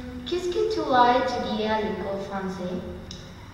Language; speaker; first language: French; non-native, learner; Spanish